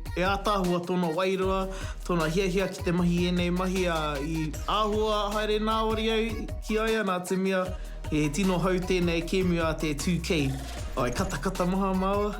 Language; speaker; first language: Māori; native; Māori